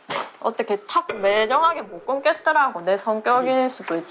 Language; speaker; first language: Korean; native; Korean